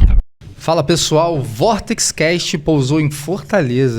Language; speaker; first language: Portuguese; native; Portuguese